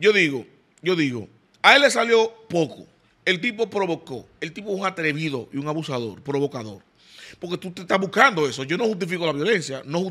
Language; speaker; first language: Spanish; native; Spanish